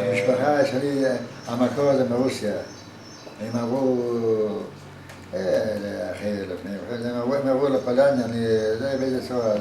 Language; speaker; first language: Hebrew; non-native, fluent; Yiddish